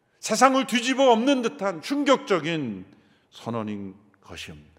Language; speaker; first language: Korean; native; Korean